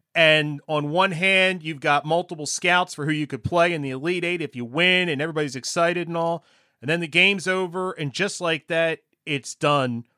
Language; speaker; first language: English; native; English